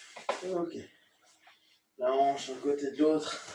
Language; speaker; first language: French; native; French